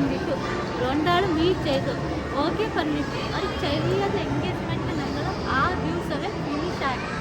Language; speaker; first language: Malayalam; non-native, learner; Kannada